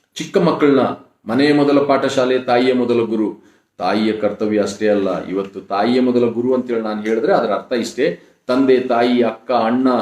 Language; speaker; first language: Kannada; non-native, local second language; Kodava